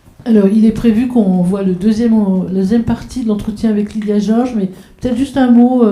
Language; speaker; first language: French; native; French